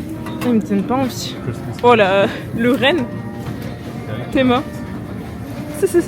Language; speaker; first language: French; native; French